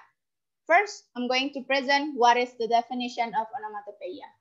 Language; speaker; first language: English; non-native, learner; Indonesian